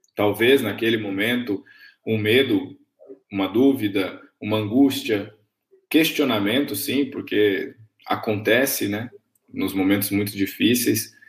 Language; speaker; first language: Portuguese; native; Portuguese